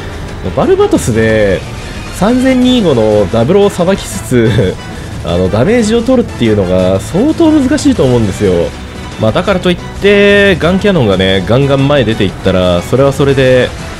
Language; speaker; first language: Japanese; native; Japanese